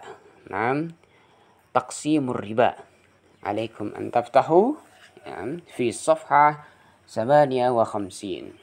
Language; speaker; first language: Arabic; non-native, fluent; Indonesian